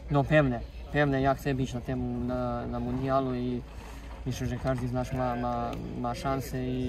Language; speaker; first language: Polish; non-native, fluent; Serbian